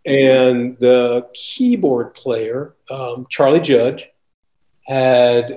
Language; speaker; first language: English; native; English